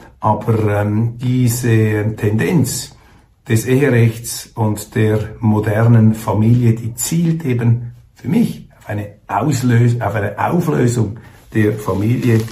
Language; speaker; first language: German; native; German